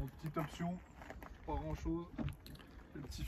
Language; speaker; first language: French; native; French